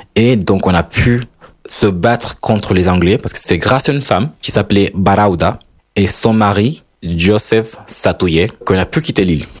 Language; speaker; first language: French; non-native, fluent; Spanish